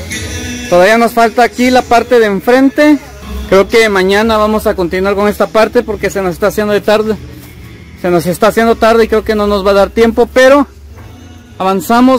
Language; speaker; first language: Spanish; native; Spanish